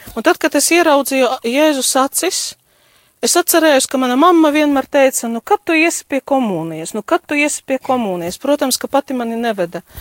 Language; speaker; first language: Latvian; non-native, local second language; Russian